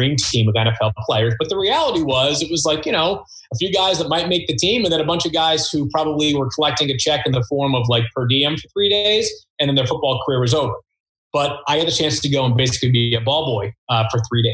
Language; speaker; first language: English; native; English